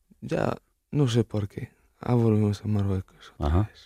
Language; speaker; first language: Spanish; non-native, learner; Arabic